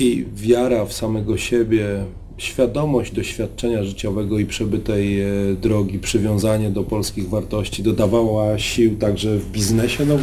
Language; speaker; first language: Polish; native; Polish